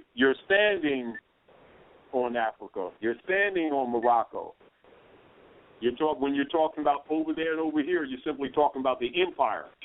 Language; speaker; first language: English; native; English